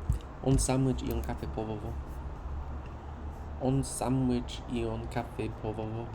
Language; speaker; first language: Spanish; non-native, learner; English